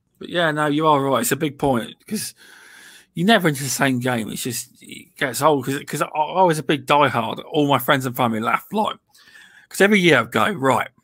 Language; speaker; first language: English; native; English